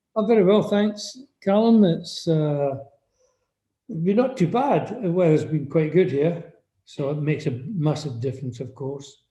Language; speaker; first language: English; native; English